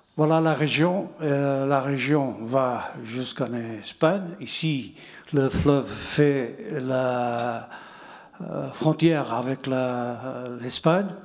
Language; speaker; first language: French; non-native, fluent; Portuguese